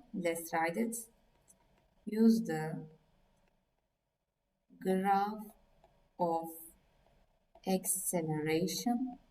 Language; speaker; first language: English; non-native, fluent; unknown